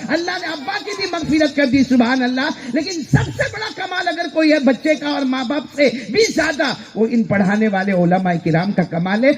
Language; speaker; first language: Urdu; non-native, local second language; Gujarati